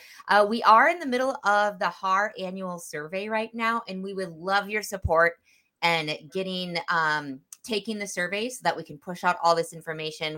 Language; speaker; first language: English; native; English